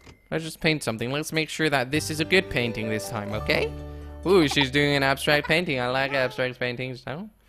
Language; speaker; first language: English; non-native, fluent; Dutch